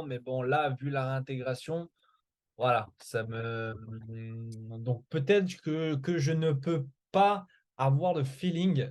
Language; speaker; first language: French; native; French